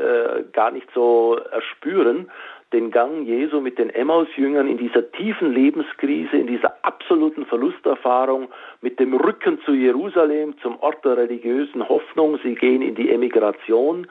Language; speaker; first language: German; native; German